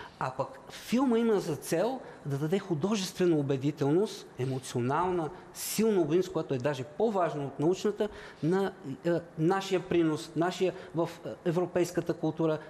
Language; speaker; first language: Bulgarian; native; Bulgarian